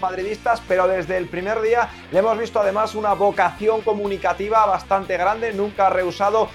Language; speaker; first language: Spanish; native; Spanish